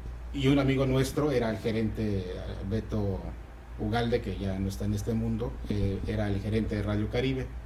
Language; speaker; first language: Spanish; native; Spanish